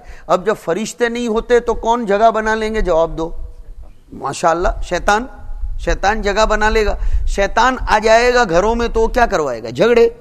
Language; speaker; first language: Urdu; non-native, local second language; Gujarati